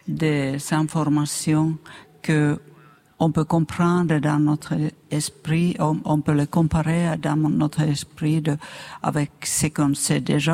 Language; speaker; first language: French; non-native, fluent; Finnish